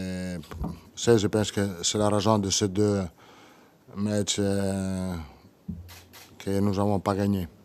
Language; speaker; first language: French; non-native, learner; Italian